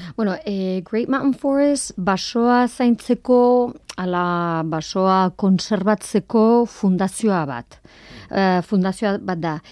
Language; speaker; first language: Basque; non-native, local second language; Spanish